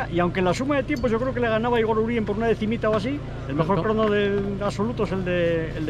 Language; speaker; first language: Spanish; native; Spanish